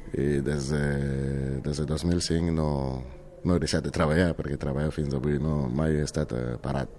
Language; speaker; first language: Catalan; non-native, fluent; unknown